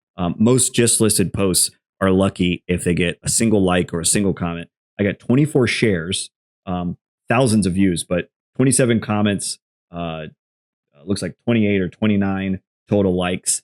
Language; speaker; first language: English; native; English